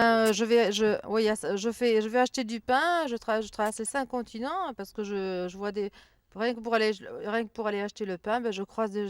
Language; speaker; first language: French; native; French